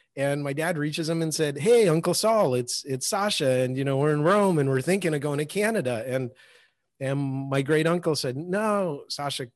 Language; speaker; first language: English; early bilingual, other home language; Russian